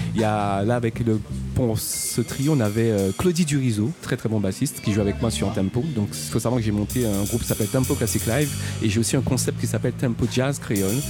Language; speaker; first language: French; native; French